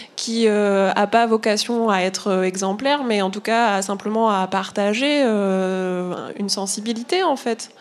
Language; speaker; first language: French; native; French